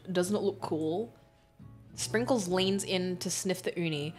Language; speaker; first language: English; native; English